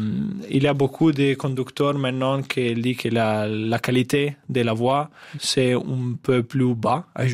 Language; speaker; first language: French; non-native, fluent; Italian